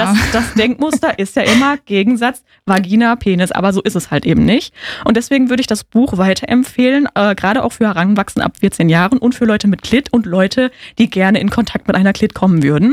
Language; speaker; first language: German; native; German